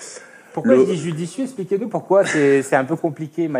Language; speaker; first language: French; native; French